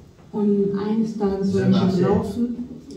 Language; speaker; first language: German; non-native, fluent; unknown